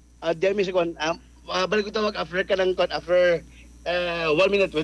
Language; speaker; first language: Cebuano; native; Cebuano